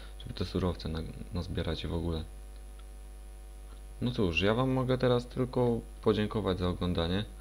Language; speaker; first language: Polish; native; Polish